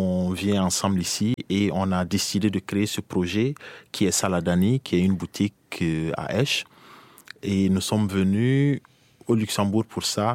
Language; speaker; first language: French; non-native, local second language; Mossi